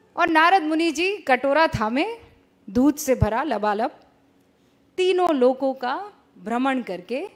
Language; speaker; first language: Hindi; native; Hindi